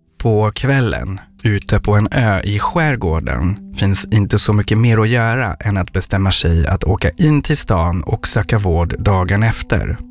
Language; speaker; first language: Swedish; non-native, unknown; French